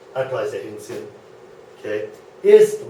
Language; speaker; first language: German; non-native, fluent; English